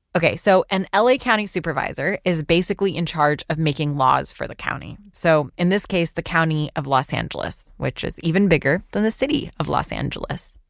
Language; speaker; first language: English; non-native, local second language; Urdu